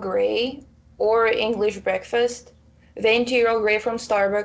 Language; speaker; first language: English; non-native, fluent; Russian